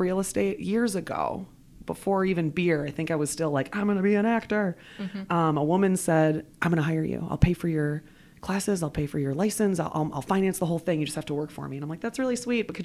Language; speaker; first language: English; native; English